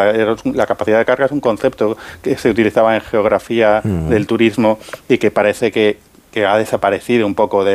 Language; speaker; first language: Spanish; native; Spanish